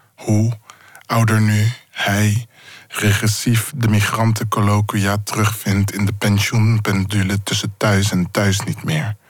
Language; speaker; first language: Dutch; native; Dutch